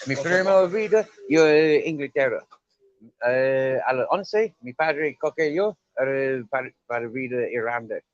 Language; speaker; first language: Spanish; non-native, learner; English